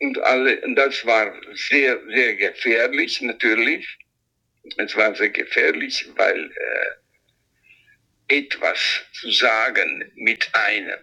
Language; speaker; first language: German; non-native, fluent; Italian